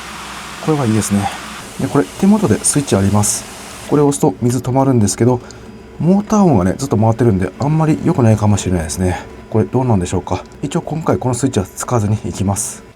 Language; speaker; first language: Japanese; native; Japanese